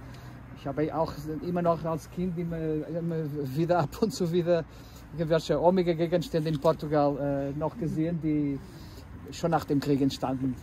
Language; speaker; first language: German; early bilingual, heritage; Portuguese